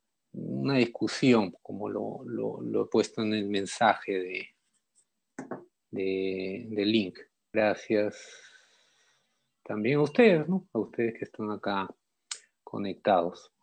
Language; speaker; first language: Spanish; native; Spanish